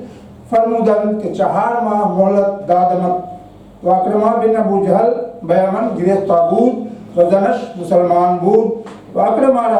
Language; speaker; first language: Persian; non-native, fluent; Urdu